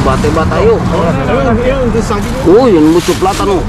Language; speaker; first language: Spanish; non-native, learner; Filipino